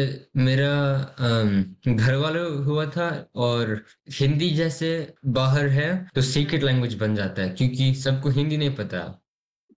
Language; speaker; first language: Hindi; early bilingual, heritage; English